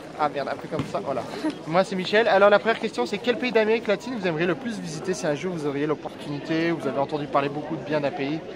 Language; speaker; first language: French; native; French